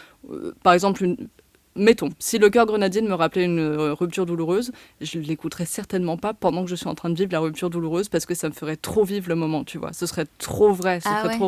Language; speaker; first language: French; native; French